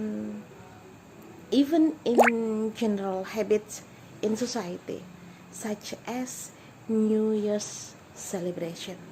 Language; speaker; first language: English; non-native, learner; Indonesian